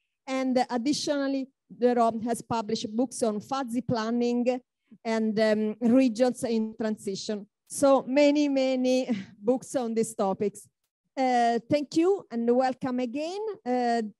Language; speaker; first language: English; non-native, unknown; Italian